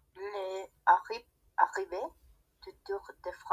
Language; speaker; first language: French; non-native, learner; Spanish